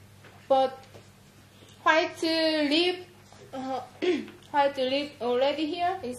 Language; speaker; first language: English; non-native, learner; Korean